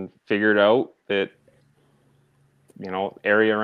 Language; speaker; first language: English; native; English